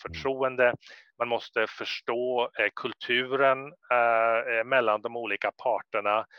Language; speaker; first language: Swedish; native; Swedish